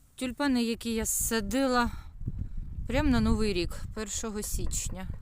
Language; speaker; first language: Ukrainian; non-native, local second language; Russian